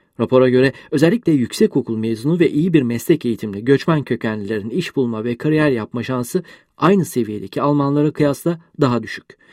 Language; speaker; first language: Turkish; native; Turkish